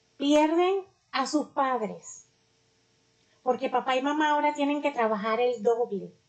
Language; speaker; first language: Spanish; native; Spanish